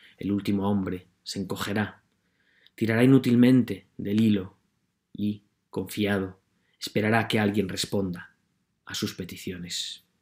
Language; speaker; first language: Spanish; native; Spanish